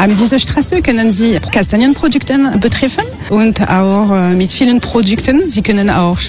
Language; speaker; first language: German; non-native, learner; French